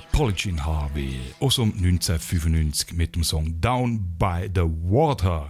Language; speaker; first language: German; native; German